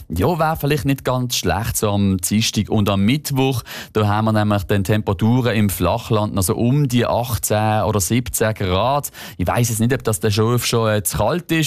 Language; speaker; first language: German; native; German